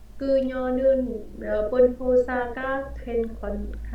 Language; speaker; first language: Korean; non-native, learner; Vietnamese